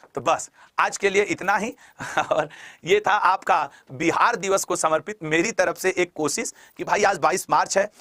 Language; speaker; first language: Hindi; native; Hindi